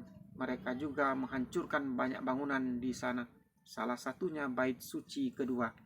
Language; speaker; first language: Indonesian; native; Indonesian